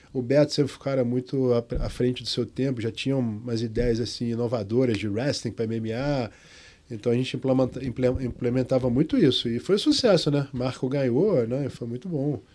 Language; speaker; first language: Portuguese; non-native, fluent; Arabic